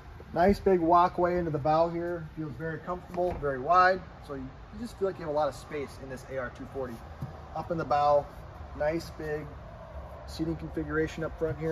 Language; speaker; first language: English; native; English